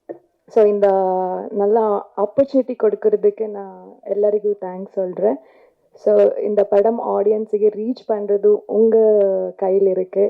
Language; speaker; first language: Tamil; non-native, learner; Kannada